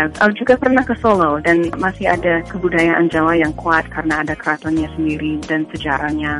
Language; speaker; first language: Indonesian; non-native, fluent; English